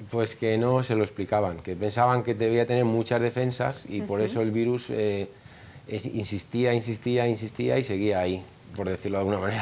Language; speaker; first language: Spanish; native; Spanish